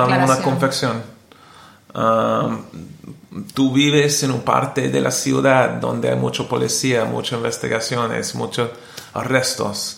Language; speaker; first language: Spanish; non-native, learner; English